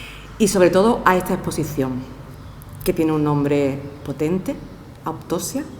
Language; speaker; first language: Spanish; native; Spanish